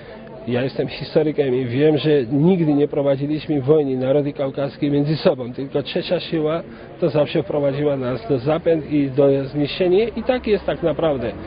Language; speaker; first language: Polish; non-native, fluent; Georgian